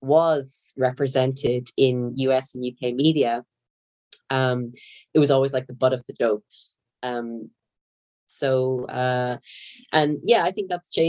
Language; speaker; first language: English; native; English